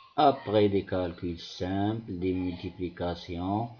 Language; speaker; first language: French; non-native, local second language; Arabic